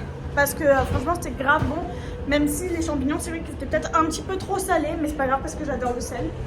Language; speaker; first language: French; native; French